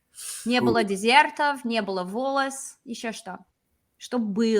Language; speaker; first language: Russian; non-native, fluent; English